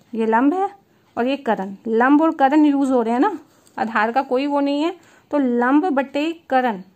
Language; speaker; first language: Hindi; native; Hindi